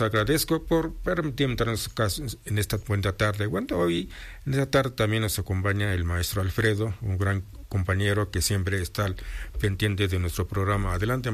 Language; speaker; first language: Spanish; non-native, local second language; Mixtepec Mixtec